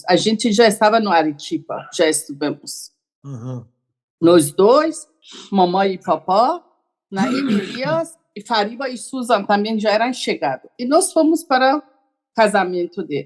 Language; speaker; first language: Portuguese; non-native, learner; Persian